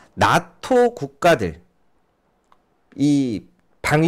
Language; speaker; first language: Korean; native; Korean